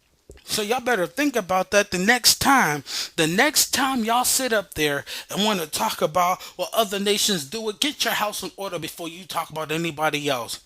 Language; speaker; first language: English; native; English